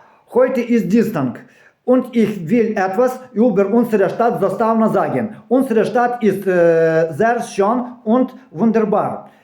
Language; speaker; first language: German; non-native, learner; Ukrainian